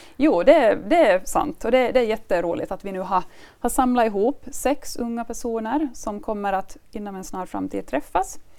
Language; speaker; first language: Swedish; native; Swedish